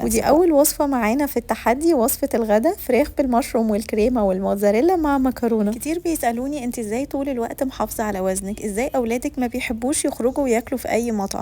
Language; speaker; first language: Arabic; native; Arabic